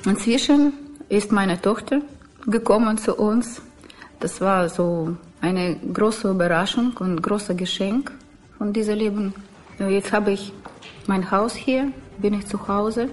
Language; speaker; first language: German; non-native, learner; Russian